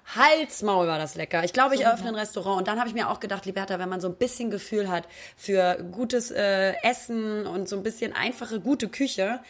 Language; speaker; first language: German; native; German